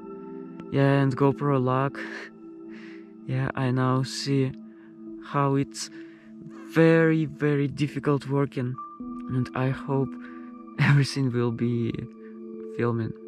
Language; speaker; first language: English; non-native, learner; Russian